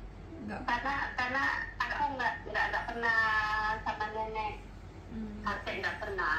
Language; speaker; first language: Indonesian; non-native, local second language; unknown